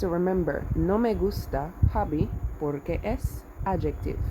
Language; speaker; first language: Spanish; non-native, fluent; English